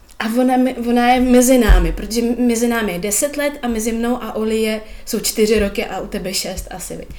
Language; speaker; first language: Czech; non-native, fluent; Russian